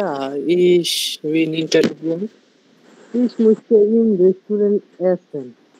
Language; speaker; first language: German; non-native, learner; Bangla